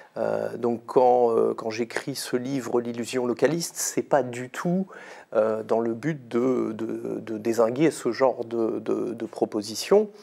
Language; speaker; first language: French; native; French